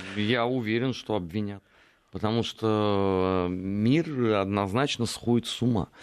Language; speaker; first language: Russian; native; Russian